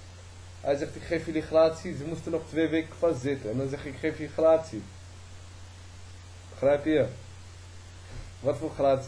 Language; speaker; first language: Dutch; early bilingual, other home language; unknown